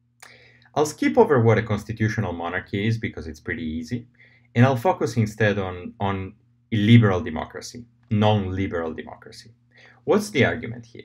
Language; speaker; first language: English; non-native, fluent; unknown